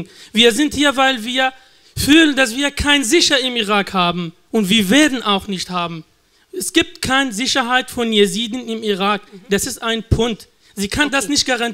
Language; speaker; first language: German; non-native, learner; Kurdish